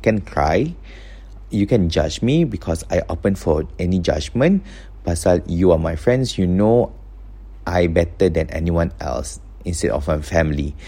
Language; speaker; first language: English; non-native, local second language; Malay